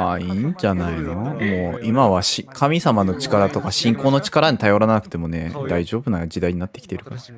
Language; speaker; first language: Japanese; native; Japanese